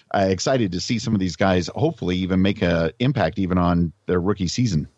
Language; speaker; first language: English; native; English